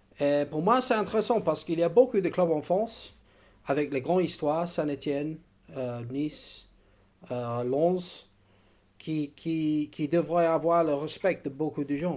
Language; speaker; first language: French; non-native, learner; English